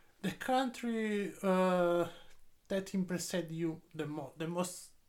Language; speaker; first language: English; non-native, learner; Italian